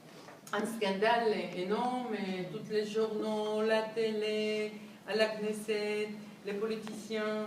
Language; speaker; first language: French; non-native, fluent; Hebrew